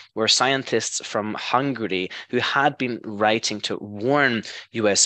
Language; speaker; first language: English; native; English